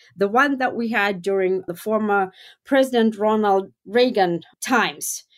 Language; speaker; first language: English; non-native, fluent; Russian